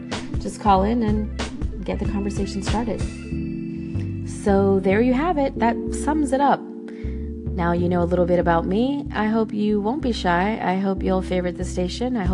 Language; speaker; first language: English; native; English